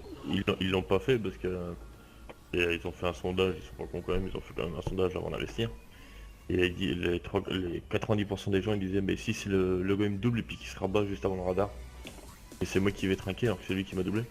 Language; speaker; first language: French; native; French